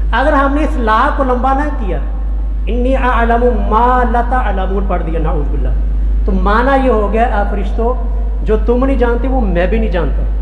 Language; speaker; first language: Urdu; non-native, local second language; Punjabi